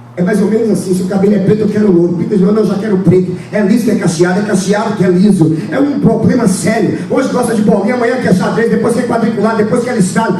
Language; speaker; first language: Portuguese; native; Portuguese